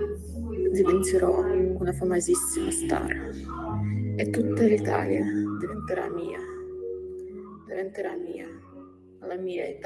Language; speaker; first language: Italian; non-native, learner; Russian